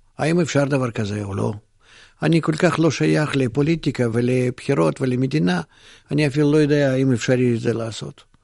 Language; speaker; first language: Hebrew; non-native, fluent; Russian